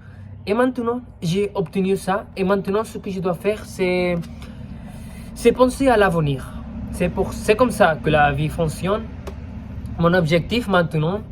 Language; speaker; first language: French; non-native, fluent; Spanish